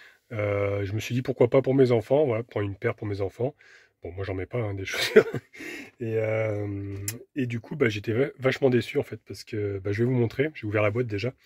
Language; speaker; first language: French; native; French